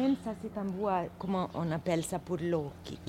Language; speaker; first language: French; non-native, fluent; Swedish